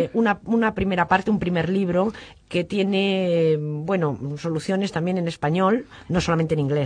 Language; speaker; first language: Spanish; native; Spanish